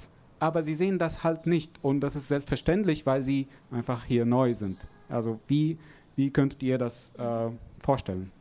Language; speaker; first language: German; non-native, fluent; Arabic